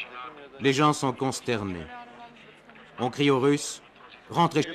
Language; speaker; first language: French; native; French